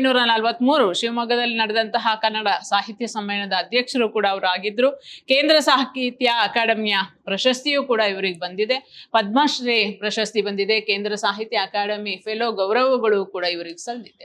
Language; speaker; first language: Kannada; native; Kannada